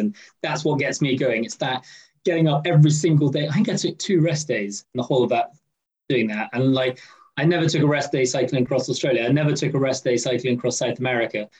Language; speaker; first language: English; native; English